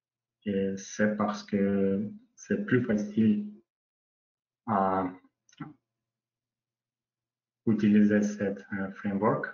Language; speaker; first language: French; non-native, learner; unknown